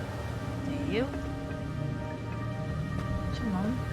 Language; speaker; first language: Turkish; non-native, learner; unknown